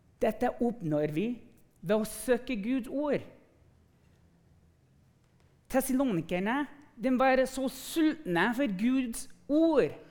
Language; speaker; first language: Norwegian; non-native, fluent; English